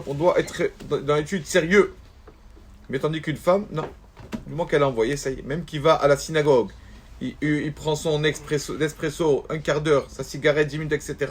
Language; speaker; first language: French; native; French